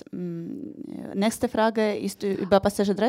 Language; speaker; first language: German; non-native, learner; Ukrainian